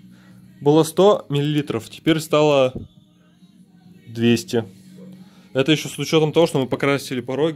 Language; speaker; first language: Russian; native; Russian